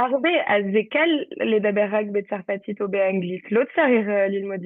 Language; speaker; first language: Hebrew; non-native, learner; French